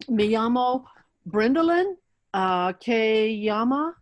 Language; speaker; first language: Spanish; non-native, learner; English